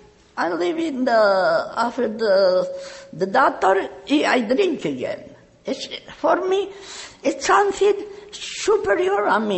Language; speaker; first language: English; non-native, learner; Catalan